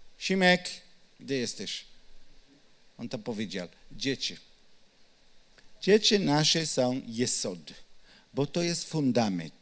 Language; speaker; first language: Polish; non-native, learner; Hebrew